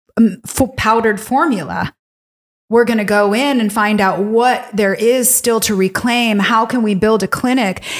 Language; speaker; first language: English; native; English